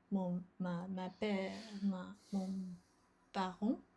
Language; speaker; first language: French; non-native, learner; Japanese